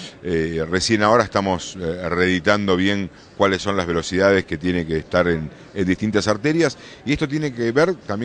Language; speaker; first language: Spanish; native; Spanish